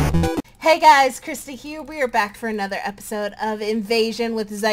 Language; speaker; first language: English; native; English